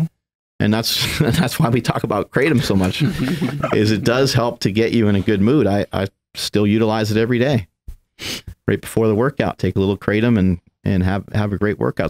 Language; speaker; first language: English; native; English